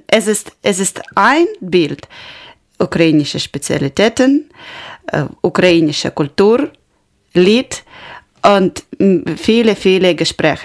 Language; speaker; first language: German; non-native, learner; Ukrainian